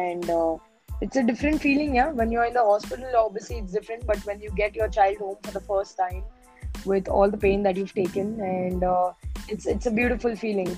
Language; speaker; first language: English; non-native, local second language; Hindi